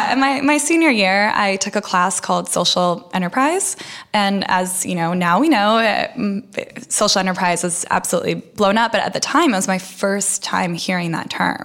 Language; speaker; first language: English; early bilingual, other home language; Russian